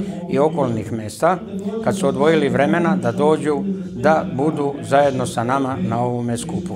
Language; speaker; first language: Serbian; native; Serbian